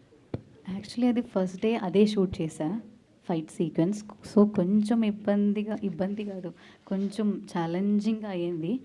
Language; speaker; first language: Telugu; non-native, learner; Malayalam